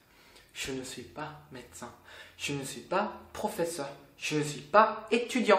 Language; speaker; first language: French; non-native, fluent; Korean